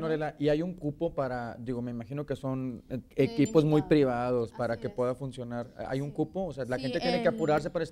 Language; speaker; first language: Spanish; native; Spanish